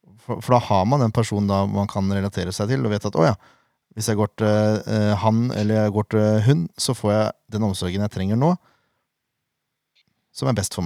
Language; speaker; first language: Norwegian; native; Norwegian